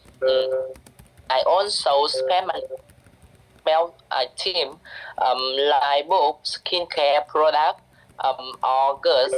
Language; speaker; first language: English; non-native, learner; Vietnamese